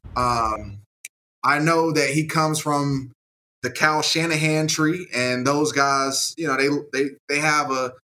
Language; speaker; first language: English; native; English